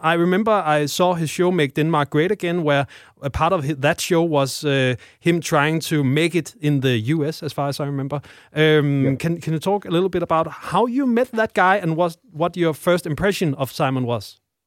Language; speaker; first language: English; non-native, fluent; Danish